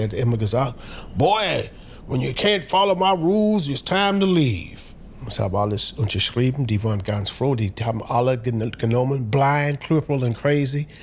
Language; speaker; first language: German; non-native, fluent; English